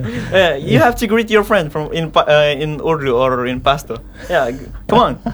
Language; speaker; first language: English; non-native, fluent; Indonesian